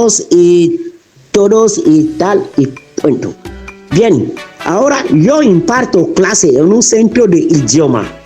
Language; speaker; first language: Spanish; non-native, fluent; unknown